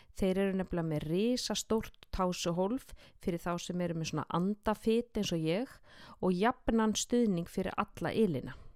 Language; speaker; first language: Icelandic; native; Icelandic